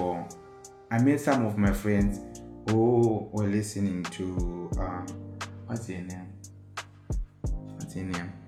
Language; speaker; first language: English; non-native, local second language; Shona